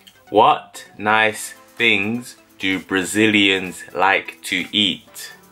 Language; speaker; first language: English; native; English